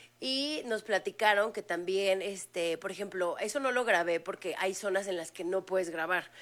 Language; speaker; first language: Spanish; native; Spanish